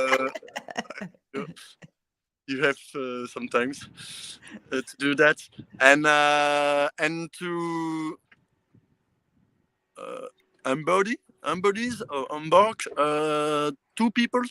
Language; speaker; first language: English; non-native, learner; French